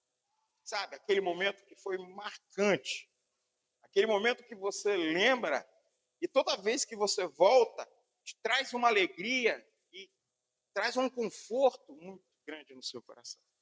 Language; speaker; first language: Portuguese; native; Portuguese